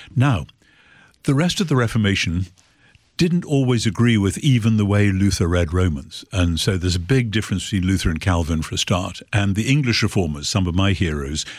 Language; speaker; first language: English; native; English